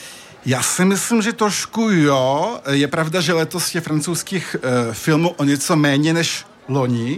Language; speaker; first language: Czech; early bilingual, heritage; French